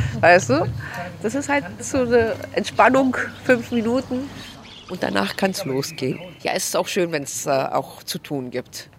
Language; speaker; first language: German; early bilingual, other home language; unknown